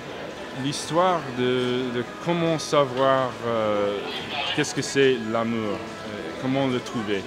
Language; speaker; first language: French; non-native, fluent; English